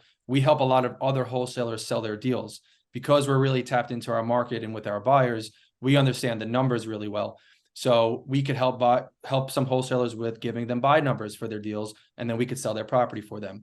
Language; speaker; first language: English; native; English